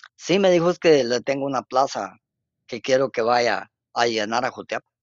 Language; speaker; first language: Spanish; native; Spanish